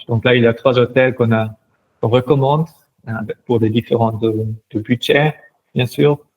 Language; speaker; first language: French; non-native, local second language; German